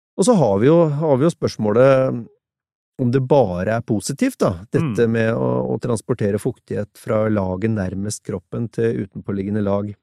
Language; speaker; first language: Norwegian; native; Norwegian